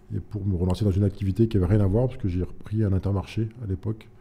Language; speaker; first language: French; native; French